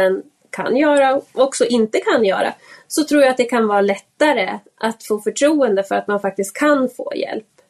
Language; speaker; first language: Swedish; native; Swedish